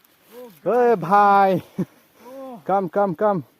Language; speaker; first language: Hindi; non-native, local second language; Karbi